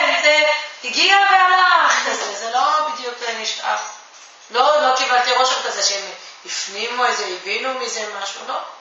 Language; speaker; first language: Hebrew; non-native, fluent; Japanese